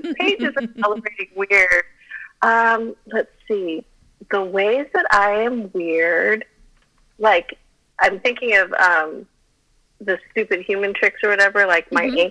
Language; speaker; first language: English; early bilingual, other home language; Chinese